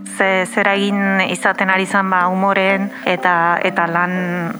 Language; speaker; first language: Basque; non-native, fluent; Italian